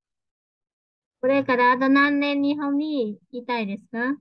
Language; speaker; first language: Japanese; non-native, fluent; Vietnamese